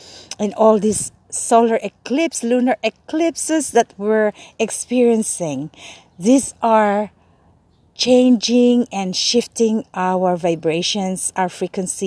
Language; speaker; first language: English; non-native, local second language; Filipino